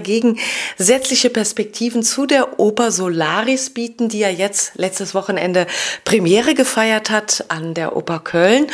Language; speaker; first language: German; native; German